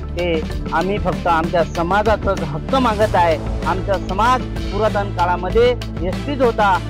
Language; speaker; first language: Marathi; non-native, local second language; Lambadi